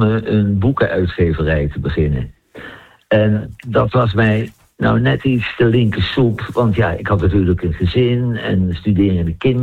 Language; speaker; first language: Dutch; native; Dutch